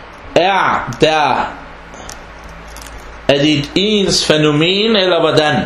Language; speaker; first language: Danish; early bilingual, other home language; Arabic